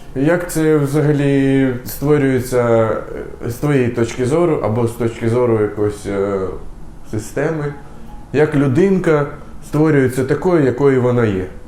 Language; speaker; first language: Ukrainian; native; Ukrainian